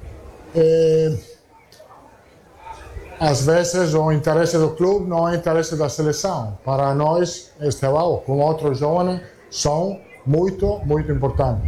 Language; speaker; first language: Portuguese; non-native, learner; Italian